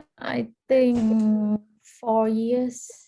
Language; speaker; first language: English; early bilingual, heritage; Vietnamese